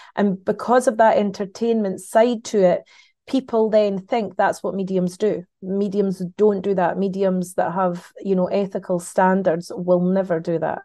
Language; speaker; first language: English; native; English